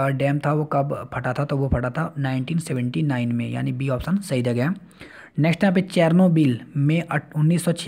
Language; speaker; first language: Hindi; native; Hindi